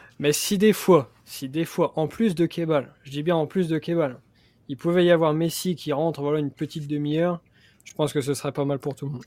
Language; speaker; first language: French; native; French